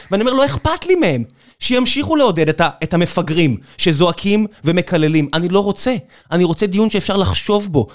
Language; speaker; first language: Hebrew; native; Hebrew